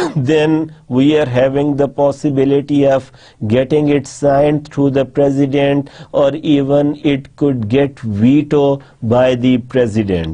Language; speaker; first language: English; non-native, local second language; Urdu